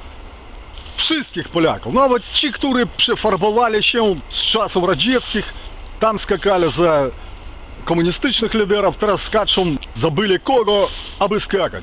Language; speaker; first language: Polish; non-native, learner; Ukrainian